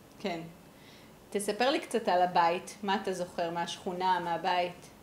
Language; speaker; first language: Hebrew; native; Hebrew